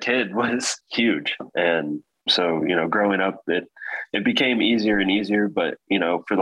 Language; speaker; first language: English; native; English